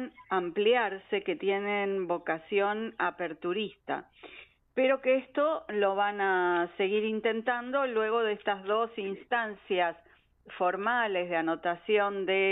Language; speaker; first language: Spanish; native; Spanish